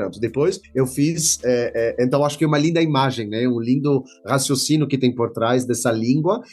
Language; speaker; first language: Portuguese; non-native, fluent; French